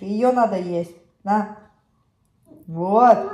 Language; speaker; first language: Russian; native; Russian